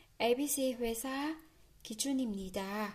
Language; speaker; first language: Korean; non-native, fluent; Vietnamese